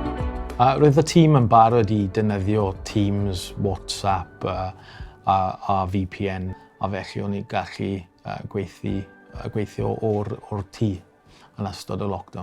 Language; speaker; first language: Welsh; non-native, local second language; English